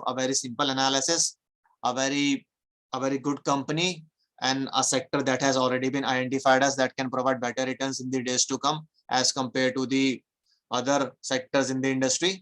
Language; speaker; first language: English; non-native, local second language; Hindi